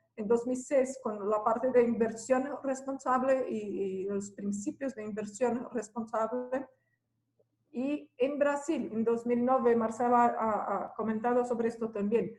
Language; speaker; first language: Spanish; non-native, fluent; Portuguese